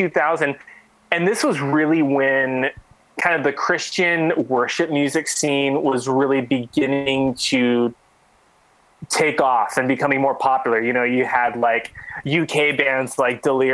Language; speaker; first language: English; native; English